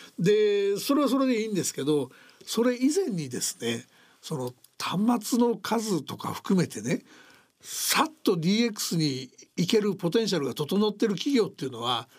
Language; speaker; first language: Japanese; native; Japanese